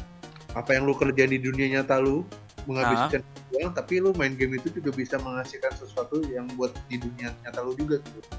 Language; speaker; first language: Indonesian; native; Indonesian